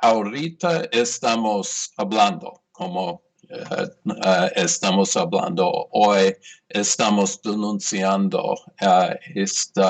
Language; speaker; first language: Spanish; non-native, fluent; English